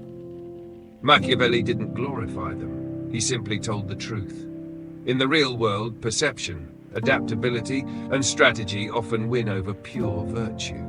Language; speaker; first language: English; native; English